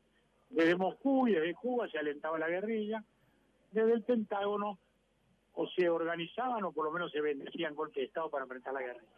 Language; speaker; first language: Spanish; native; Spanish